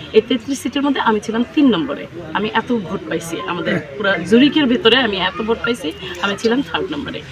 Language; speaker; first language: Bangla; native; Bangla